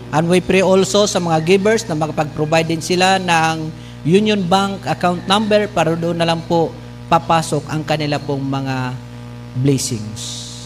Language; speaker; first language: Filipino; non-native, local second language; Bikol